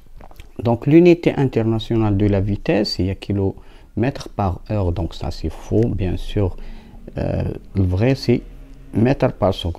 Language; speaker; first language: French; non-native, local second language; Arabic